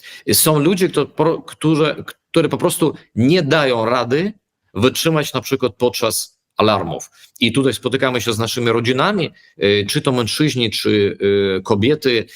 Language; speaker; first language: Polish; early bilingual, heritage; Polish